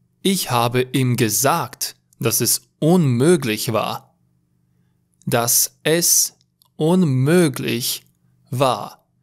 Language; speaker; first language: German; non-native, learner; Romanian